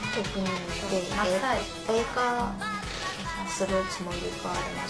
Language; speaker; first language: Japanese; non-native, learner; Chinese